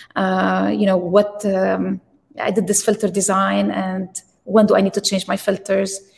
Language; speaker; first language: English; non-native, fluent; Arabic